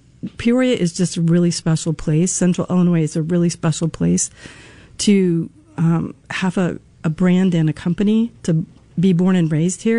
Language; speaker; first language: English; native; English